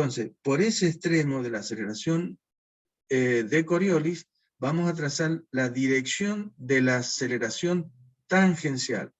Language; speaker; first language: Spanish; native; Spanish